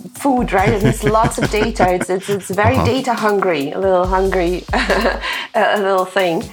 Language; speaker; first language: English; non-native, fluent; Dutch